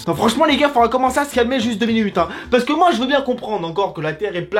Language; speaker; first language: French; native; French